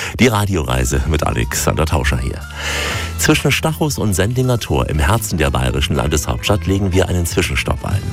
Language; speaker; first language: German; native; German